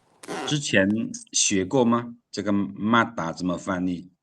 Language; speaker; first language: Chinese; non-native, fluent; Lao